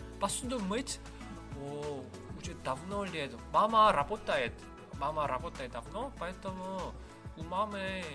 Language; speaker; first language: Russian; non-native, learner; Korean